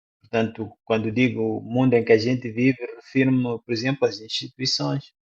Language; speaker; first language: Portuguese; non-native, local second language; Tsonga